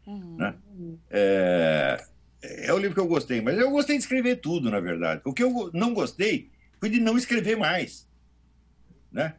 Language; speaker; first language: Portuguese; native; Portuguese